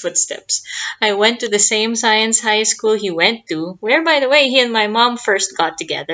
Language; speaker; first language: English; non-native, local second language; Filipino